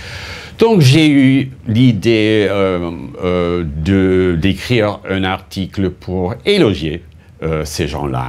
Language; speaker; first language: French; non-native, fluent; English